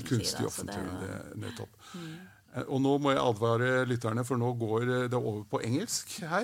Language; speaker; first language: Norwegian; native; Norwegian